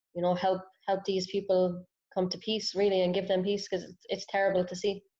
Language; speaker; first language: English; native; English